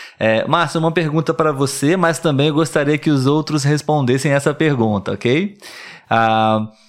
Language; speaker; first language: Portuguese; native; Portuguese